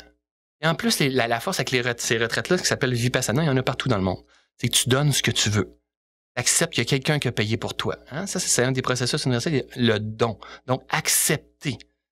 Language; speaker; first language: French; native; French